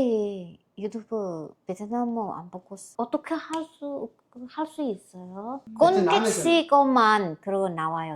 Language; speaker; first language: Korean; non-native, learner; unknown